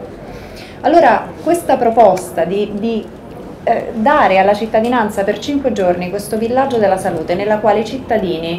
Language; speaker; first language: Italian; native; Italian